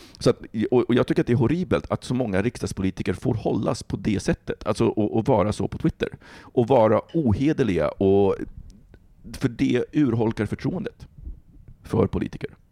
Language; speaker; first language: Swedish; native; Swedish